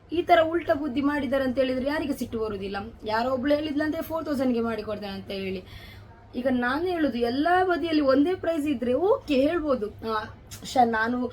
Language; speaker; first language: Kannada; non-native, local second language; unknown